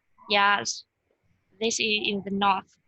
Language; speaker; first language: English; non-native, learner; Vietnamese